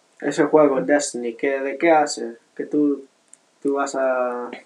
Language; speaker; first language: Spanish; non-native, learner; English